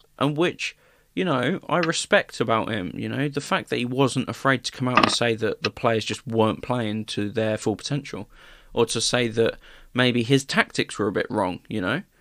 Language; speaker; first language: English; native; English